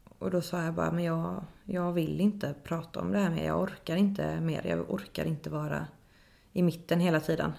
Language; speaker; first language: Swedish; native; Swedish